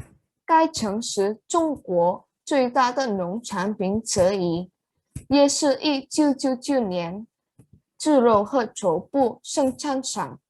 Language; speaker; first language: Chinese; non-native, learner; Indonesian